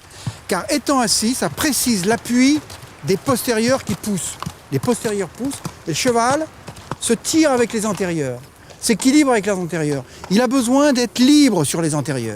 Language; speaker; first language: French; native; French